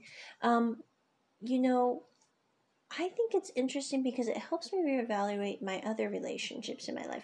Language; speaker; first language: English; native; English